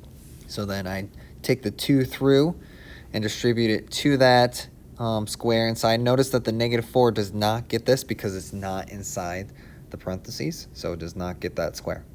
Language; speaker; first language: English; native; English